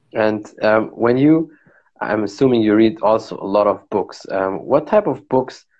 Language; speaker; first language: English; non-native, fluent; Arabic